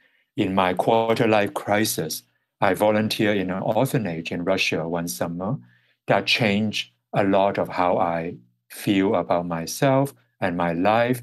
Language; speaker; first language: English; non-native, local second language; Cantonese